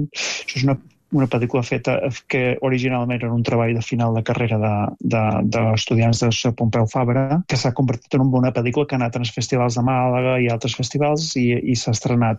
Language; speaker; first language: Catalan; native; Catalan